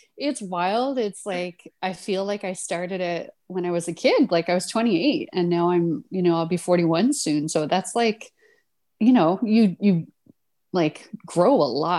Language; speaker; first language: English; native; English